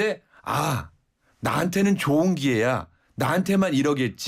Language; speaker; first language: Korean; native; Korean